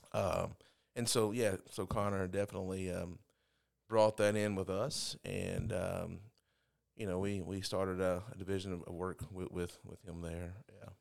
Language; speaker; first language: English; native; English